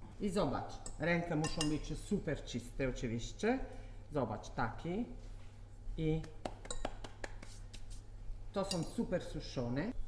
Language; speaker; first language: Polish; non-native, learner; Italian